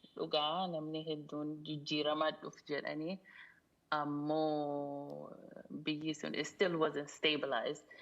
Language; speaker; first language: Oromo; early bilingual, heritage; Oromo